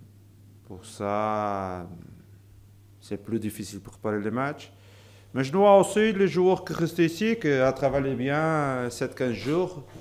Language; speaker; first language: French; non-native, learner; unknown